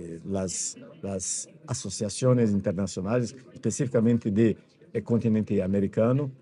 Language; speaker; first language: Spanish; non-native, fluent; Portuguese